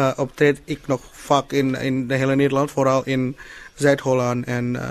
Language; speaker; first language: Dutch; non-native, learner; Indonesian